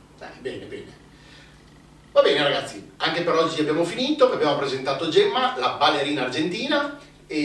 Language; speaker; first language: Italian; native; Italian